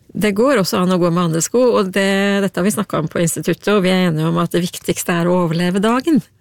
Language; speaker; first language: Norwegian; native; Norwegian